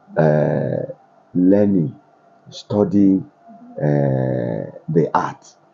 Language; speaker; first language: English; non-native, local second language; Yoruba